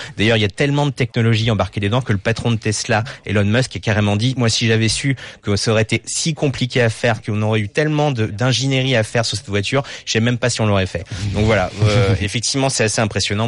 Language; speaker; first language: French; native; French